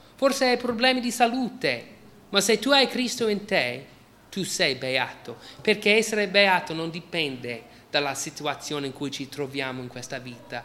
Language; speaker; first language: Italian; non-native, fluent; English